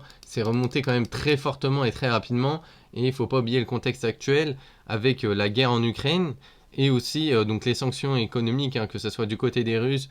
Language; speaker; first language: French; native; French